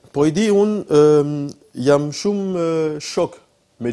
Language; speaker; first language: Albanian; non-native, learner; French